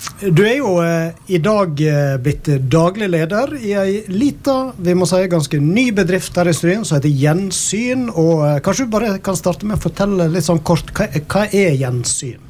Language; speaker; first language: Norwegian; native; Norwegian